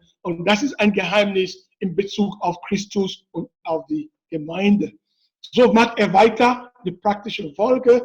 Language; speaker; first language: German; non-native, fluent; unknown